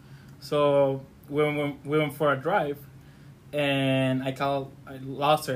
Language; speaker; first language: English; non-native, fluent; Spanish